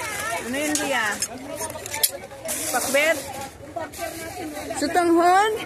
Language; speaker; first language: Filipino; non-native, local second language; Cebuano